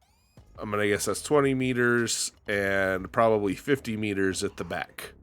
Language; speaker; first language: English; native; English